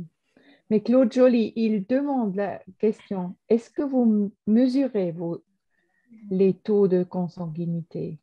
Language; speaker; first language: French; non-native, fluent; German